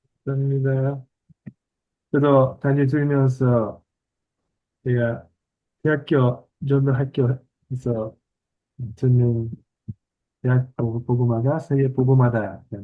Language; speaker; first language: Korean; non-native, learner; Japanese